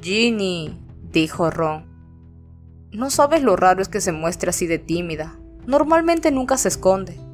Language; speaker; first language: Spanish; native; Spanish